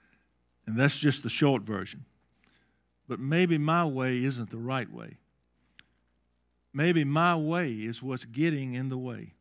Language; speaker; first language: English; native; English